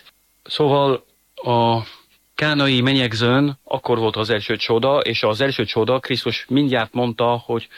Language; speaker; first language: Hungarian; non-native, fluent; French